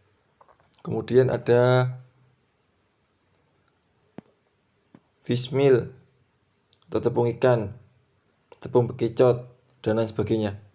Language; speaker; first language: Indonesian; native; Indonesian